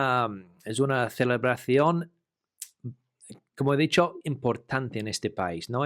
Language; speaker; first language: Spanish; non-native, fluent; English